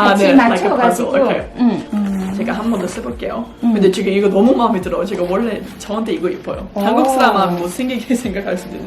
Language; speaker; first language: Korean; early bilingual, heritage; English